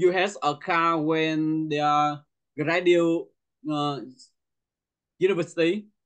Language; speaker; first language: English; non-native, learner; Vietnamese